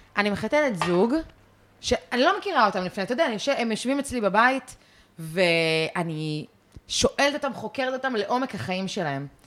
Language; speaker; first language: Hebrew; early bilingual, other home language; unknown